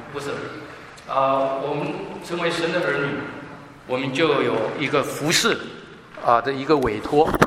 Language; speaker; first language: Chinese; non-native, local second language; Hakka Chinese